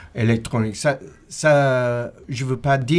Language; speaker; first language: French; non-native, fluent; English